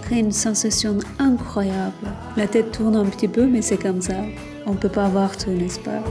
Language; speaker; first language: French; non-native, fluent; Turkish